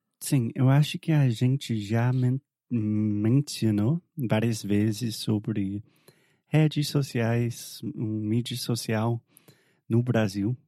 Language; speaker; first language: Portuguese; non-native, fluent; English